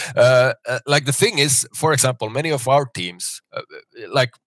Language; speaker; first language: English; non-native, fluent; Finnish